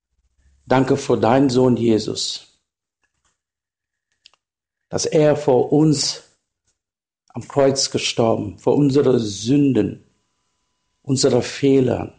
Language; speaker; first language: German; non-native, learner; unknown